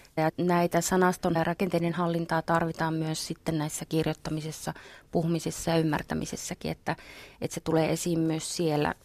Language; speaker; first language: Finnish; native; Finnish